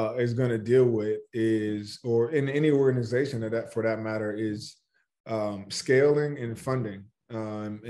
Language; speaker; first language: English; native; English